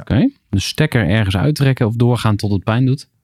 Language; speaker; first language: Dutch; native; Dutch